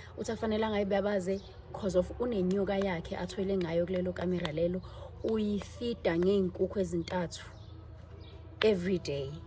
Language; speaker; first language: Zulu; native; Zulu